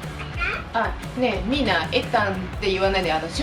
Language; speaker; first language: Japanese; native; Japanese